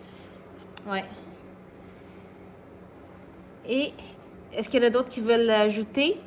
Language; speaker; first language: French; native; French